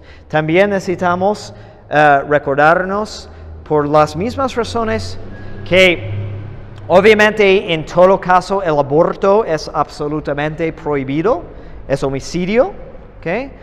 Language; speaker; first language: Spanish; non-native, fluent; English